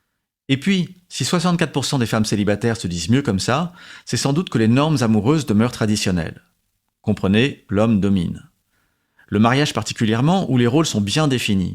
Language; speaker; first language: French; native; French